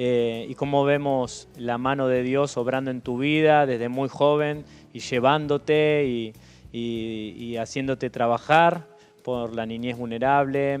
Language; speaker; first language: Spanish; native; Spanish